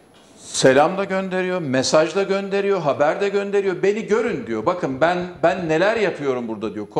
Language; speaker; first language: Turkish; native; Turkish